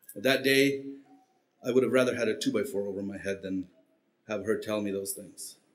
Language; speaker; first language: English; early bilingual, heritage; Spanish